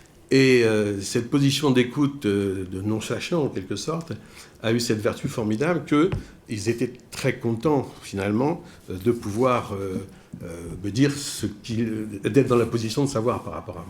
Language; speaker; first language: French; native; French